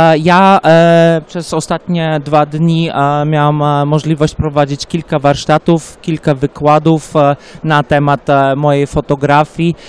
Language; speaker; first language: Polish; early bilingual, heritage; Polish